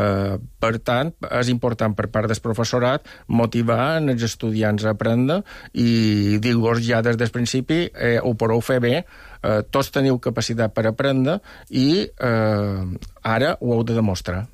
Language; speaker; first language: Catalan; native; Catalan